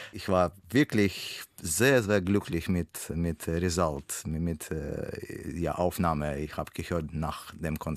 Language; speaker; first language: German; non-native, learner; Russian